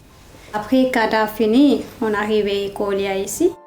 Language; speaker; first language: French; non-native, learner; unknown